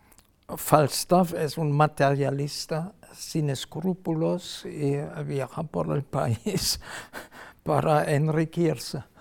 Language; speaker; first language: Spanish; non-native, fluent; German